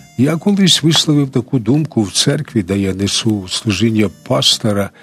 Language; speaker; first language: Ukrainian; non-native, local second language; Russian